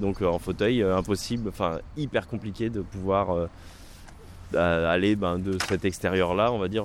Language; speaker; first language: French; native; French